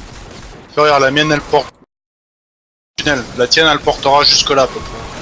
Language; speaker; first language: French; native; French